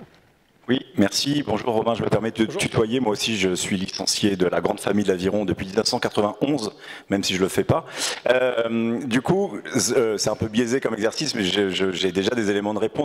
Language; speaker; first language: French; native; French